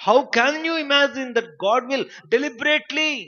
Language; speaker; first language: English; non-native, local second language; Telugu